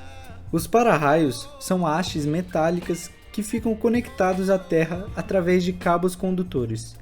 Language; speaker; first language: Portuguese; native; Portuguese